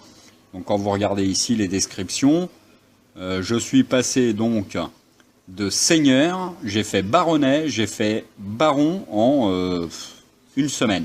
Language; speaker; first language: French; native; French